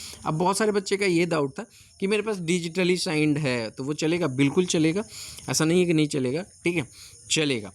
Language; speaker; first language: Hindi; native; Hindi